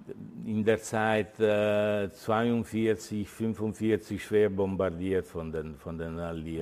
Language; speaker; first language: German; early bilingual, heritage; Italian